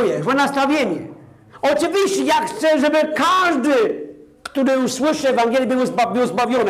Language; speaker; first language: Polish; non-native, fluent; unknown